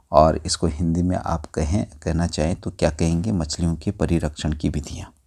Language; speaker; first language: Hindi; native; Hindi